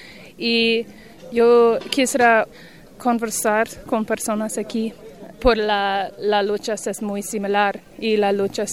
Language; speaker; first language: Spanish; non-native, learner; English